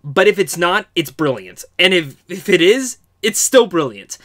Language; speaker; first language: English; native; English